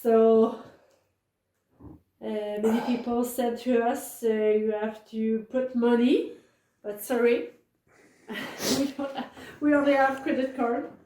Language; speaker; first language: English; non-native, learner; French